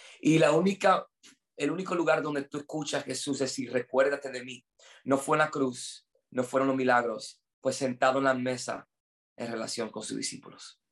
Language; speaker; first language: Spanish; non-native, fluent; English